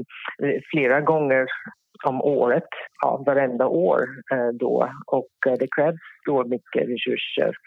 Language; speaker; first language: Swedish; non-native, fluent; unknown